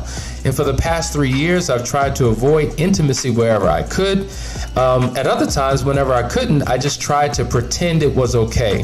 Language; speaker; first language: English; native; English